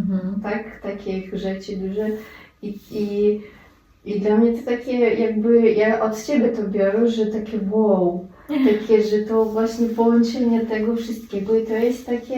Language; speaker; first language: Polish; non-native, fluent; Russian